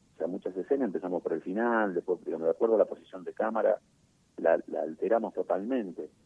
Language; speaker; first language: Spanish; native; Spanish